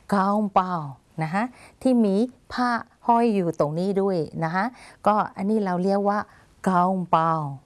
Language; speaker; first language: Thai; non-native, fluent; Burmese